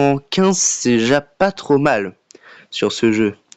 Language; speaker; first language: French; native; French